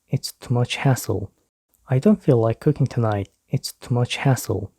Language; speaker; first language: English; non-native, fluent; Korean